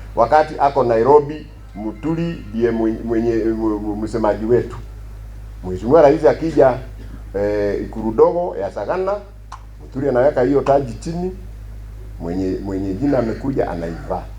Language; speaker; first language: Swahili; non-native, local second language; Kikuyu